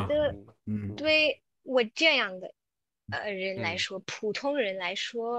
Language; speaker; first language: Chinese; non-native, local second language; Tamil